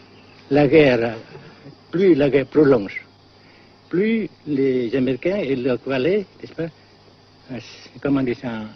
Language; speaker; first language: French; non-native, fluent; Vietnamese